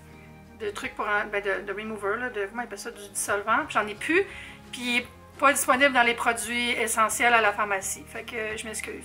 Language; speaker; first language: French; native; French